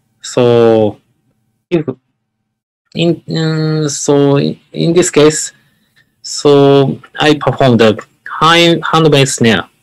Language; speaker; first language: English; non-native, learner; Japanese